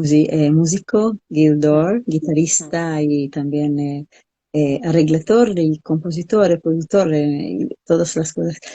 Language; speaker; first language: Spanish; non-native, learner; English